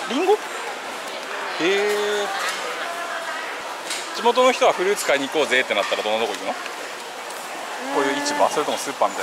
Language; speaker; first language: Japanese; native; Japanese